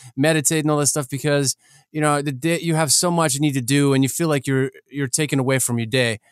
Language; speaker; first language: English; early bilingual, other home language; Ukrainian